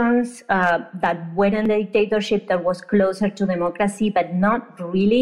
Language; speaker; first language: English; non-native, fluent; Spanish